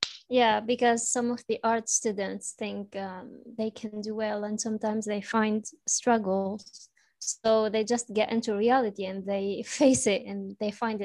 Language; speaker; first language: English; non-native, fluent; Arabic